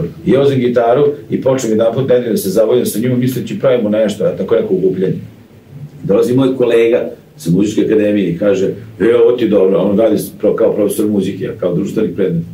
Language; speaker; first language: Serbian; non-native, local second language; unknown